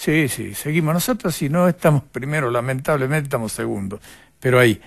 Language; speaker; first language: Spanish; native; Spanish